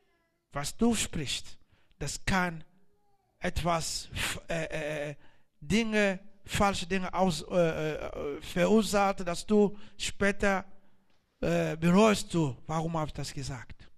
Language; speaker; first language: German; non-native, learner; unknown